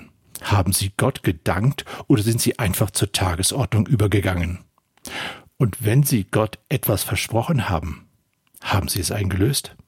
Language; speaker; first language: German; native; German